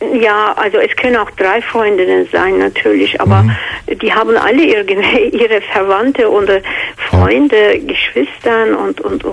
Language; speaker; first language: German; non-native, fluent; Georgian